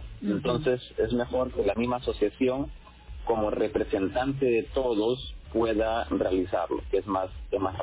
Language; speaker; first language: Spanish; native; Spanish